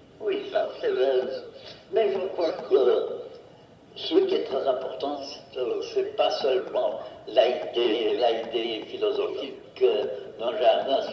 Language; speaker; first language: French; non-native, fluent; Portuguese